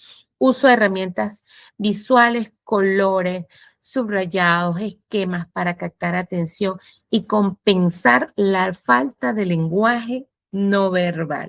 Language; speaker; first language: Spanish; native; Spanish